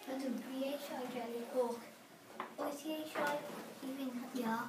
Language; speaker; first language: Welsh; non-native, learner; English